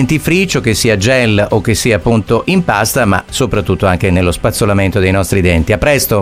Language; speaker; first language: Italian; native; Italian